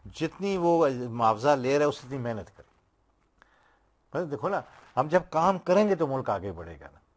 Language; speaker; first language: Urdu; non-native, local second language; Punjabi